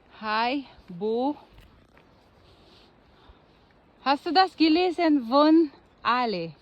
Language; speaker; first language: German; non-native, learner; Filipino